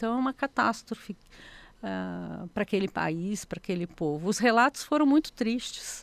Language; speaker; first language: Portuguese; native; Portuguese